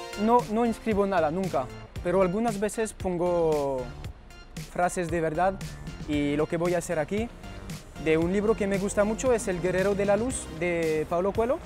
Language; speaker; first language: Spanish; early bilingual, heritage; French